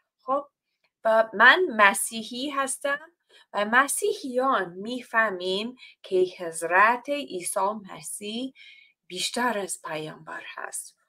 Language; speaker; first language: Persian; non-native, fluent; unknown